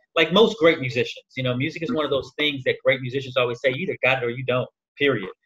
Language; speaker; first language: English; native; English